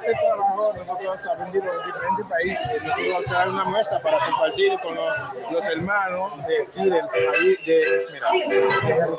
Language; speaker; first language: Spanish; non-native, learner; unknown